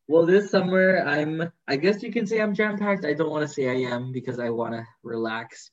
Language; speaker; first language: English; early bilingual, other home language; Spanish